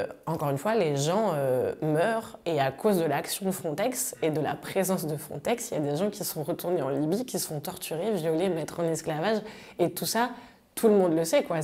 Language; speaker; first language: French; native; French